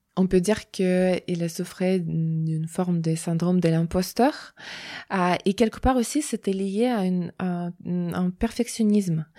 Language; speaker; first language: French; non-native, fluent; Russian